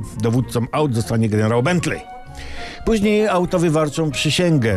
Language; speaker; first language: Polish; native; Polish